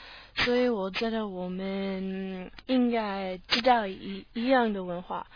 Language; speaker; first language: Chinese; non-native, learner; English